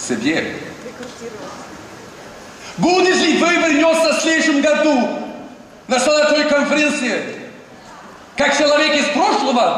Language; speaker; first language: Russian; non-native, learner; Swedish